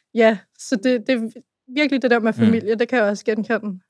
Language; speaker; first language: Danish; native; Danish